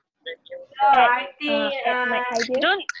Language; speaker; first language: English; non-native, learner; Malay